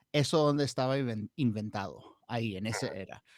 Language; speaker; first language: Spanish; non-native, fluent; English